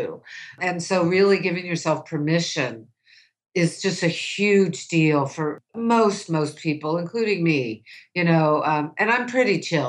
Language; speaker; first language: English; native; English